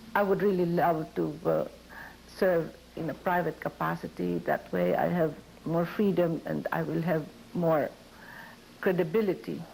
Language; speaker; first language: English; non-native, local second language; Filipino